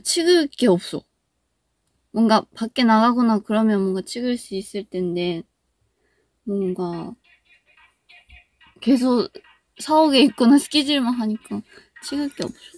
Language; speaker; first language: Korean; non-native, fluent; Japanese